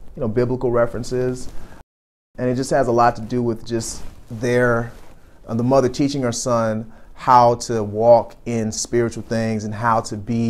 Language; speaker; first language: English; native; English